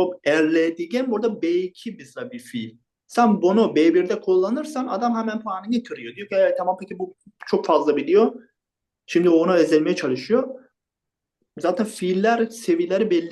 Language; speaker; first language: Turkish; non-native, fluent; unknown